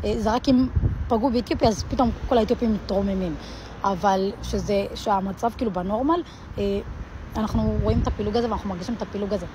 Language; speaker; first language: Hebrew; early bilingual, other home language; Amharic